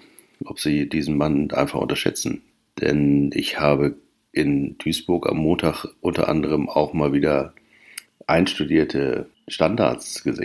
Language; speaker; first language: German; native; German